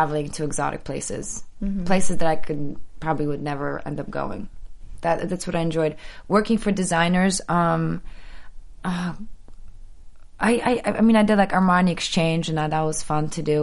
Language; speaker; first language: English; early bilingual, other home language; Polish